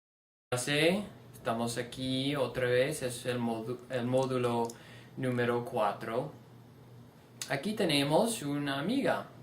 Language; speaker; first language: Spanish; non-native, fluent; English